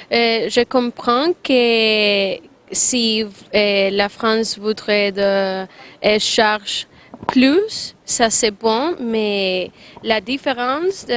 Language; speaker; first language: French; non-native, learner; Spanish